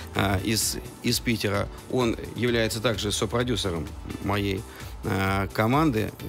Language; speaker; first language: Russian; native; Russian